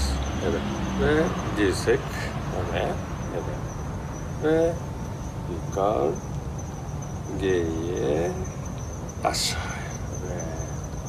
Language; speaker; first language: Turkish; non-native, learner; Japanese